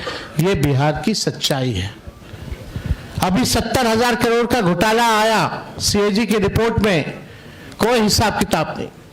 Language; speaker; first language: Hindi; native; Hindi